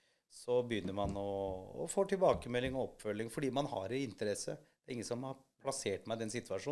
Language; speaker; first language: Norwegian; early bilingual, other home language; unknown